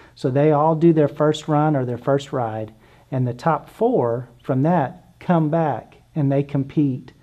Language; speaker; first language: English; native; English